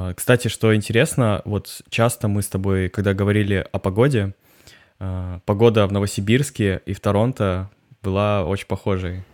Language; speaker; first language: Russian; native; Russian